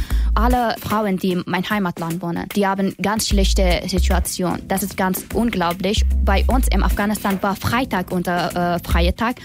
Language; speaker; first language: German; non-native, learner; Persian